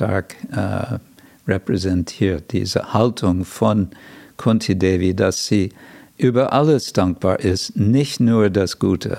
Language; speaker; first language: German; non-native, fluent; English